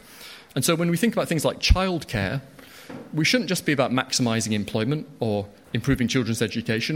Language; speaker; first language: English; native; English